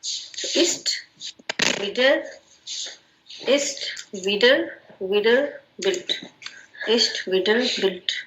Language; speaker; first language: German; non-native, learner; Hindi